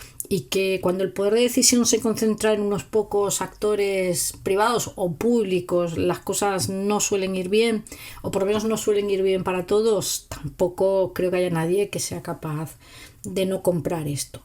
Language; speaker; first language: Spanish; native; Spanish